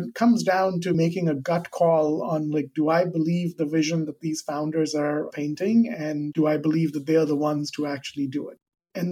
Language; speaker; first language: English; non-native, local second language; Hindi